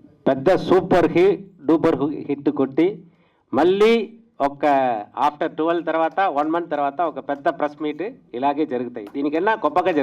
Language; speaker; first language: Telugu; native; Telugu